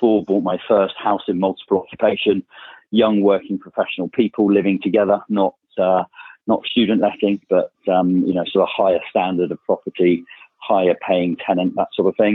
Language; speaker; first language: English; native; English